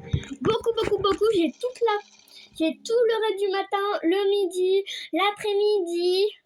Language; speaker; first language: French; native; French